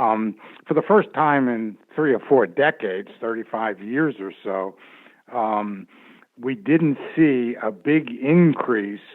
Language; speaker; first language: English; native; English